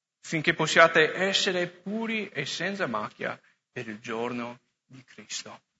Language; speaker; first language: Italian; non-native, fluent; English